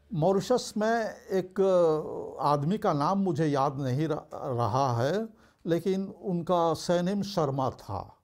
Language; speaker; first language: Hindi; early bilingual, heritage; Bhojpuri